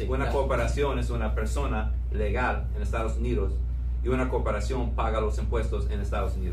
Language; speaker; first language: Spanish; non-native, fluent; English